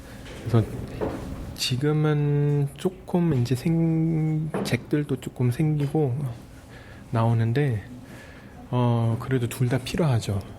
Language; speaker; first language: Korean; early bilingual, heritage; Korean